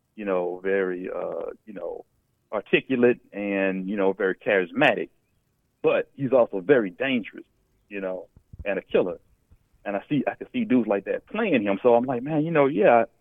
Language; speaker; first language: English; native; English